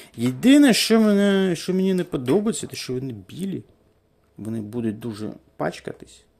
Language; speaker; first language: Ukrainian; non-native, local second language; Russian